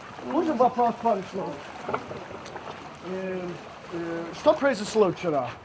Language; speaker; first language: Russian; non-native, learner; English